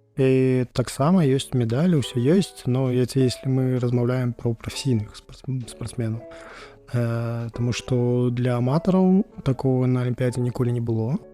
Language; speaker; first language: Belarusian; non-native, local second language; Russian